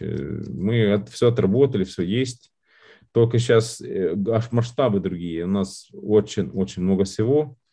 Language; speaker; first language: Russian; non-native, fluent; Lithuanian